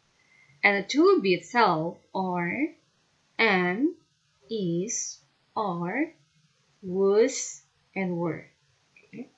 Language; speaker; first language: English; non-native, fluent; Indonesian